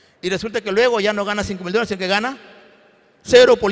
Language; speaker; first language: Spanish; native; Spanish